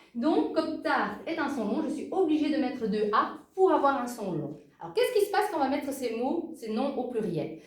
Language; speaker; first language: French; native; French